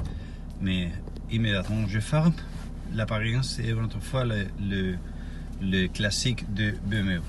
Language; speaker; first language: French; non-native, learner; Spanish